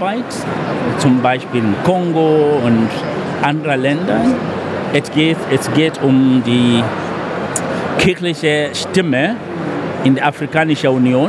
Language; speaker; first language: German; non-native, fluent; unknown